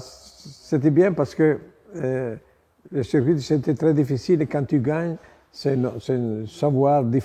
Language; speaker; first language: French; non-native, learner; Italian